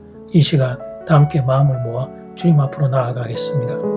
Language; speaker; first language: Korean; native; Korean